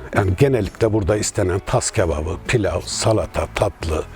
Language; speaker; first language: Turkish; native; Turkish